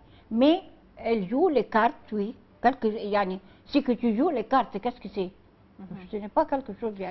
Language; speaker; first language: French; non-native, learner; Arabic